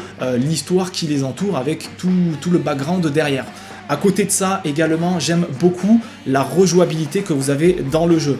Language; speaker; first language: French; native; French